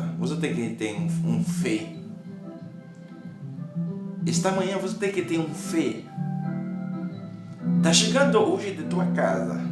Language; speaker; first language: Portuguese; non-native, learner; Haitian Creole